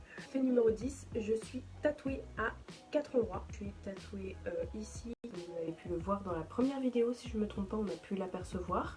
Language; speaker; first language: French; native; French